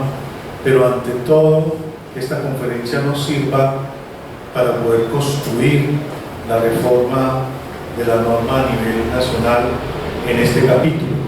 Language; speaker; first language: Spanish; native; Spanish